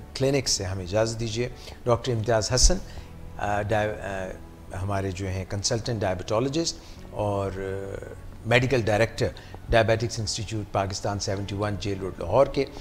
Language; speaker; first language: Urdu; native; Urdu